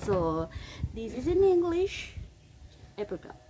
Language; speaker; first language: English; non-native, local second language; Chavacano